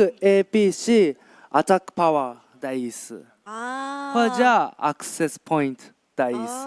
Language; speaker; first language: Chinese; non-native, learner; Japanese